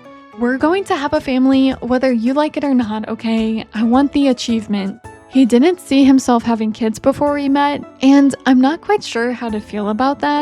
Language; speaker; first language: English; native; English